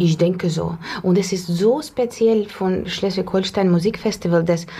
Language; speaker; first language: German; non-native, fluent; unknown